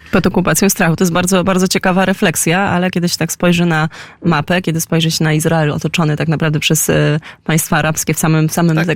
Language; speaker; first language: Polish; native; Polish